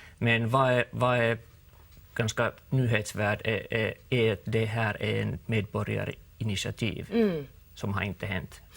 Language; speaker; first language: Swedish; non-native, local second language; Finnish